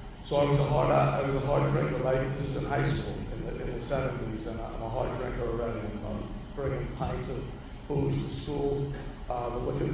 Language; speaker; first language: English; native; English